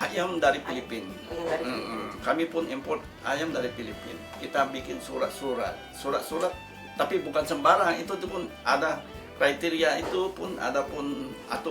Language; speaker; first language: Indonesian; non-native, fluent; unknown